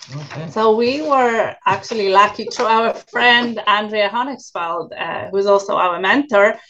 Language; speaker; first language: English; non-native, fluent; Polish